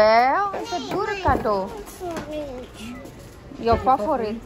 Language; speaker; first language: Dutch; early bilingual, heritage; Dutch